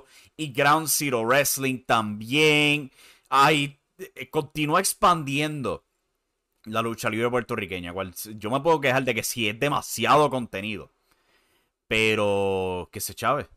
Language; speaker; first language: Spanish; native; Spanish